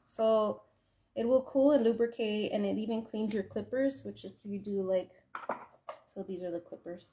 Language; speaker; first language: English; native; English